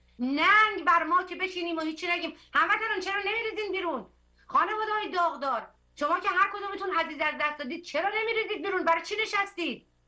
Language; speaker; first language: Persian; early bilingual, heritage; Persian